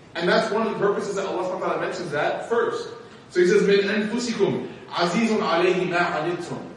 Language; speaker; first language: English; native; English